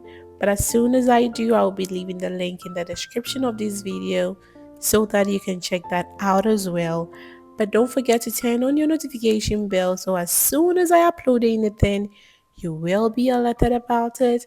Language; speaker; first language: English; non-native, local second language; Akan